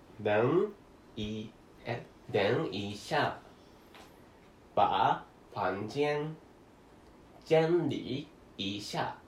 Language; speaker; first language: Chinese; non-native, learner; Korean